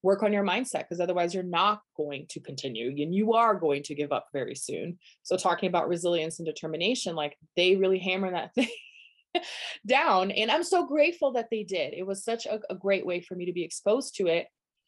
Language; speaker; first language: English; non-native, fluent; Portuguese